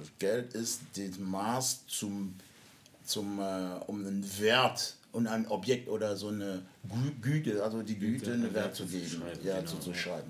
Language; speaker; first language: German; non-native, fluent; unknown